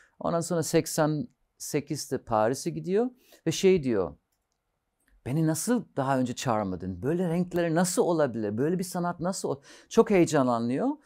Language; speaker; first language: Turkish; non-native, fluent; German